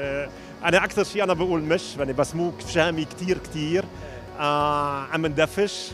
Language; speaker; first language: Arabic; non-native, fluent; German